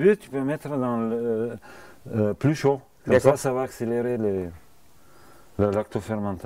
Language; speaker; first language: French; non-native, fluent; Bulgarian